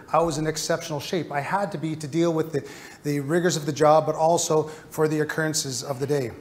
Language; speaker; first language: English; native; English